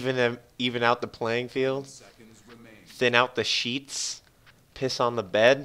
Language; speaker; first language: English; native; English